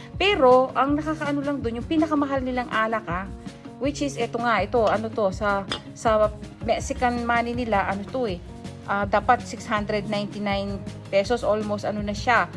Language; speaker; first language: Filipino; non-native, local second language; Pampanga